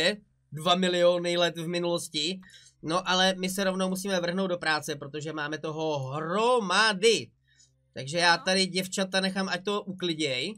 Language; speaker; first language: Czech; native; Czech